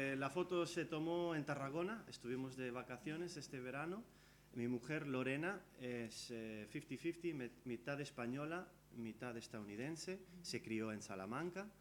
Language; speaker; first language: Spanish; early bilingual, other home language; English